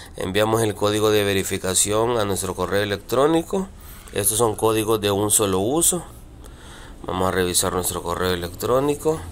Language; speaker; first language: Spanish; native; Spanish